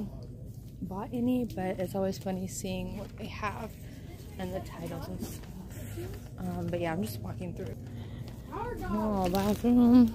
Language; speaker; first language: English; native; English